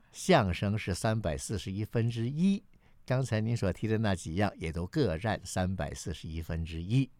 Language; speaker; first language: Chinese; native; Chinese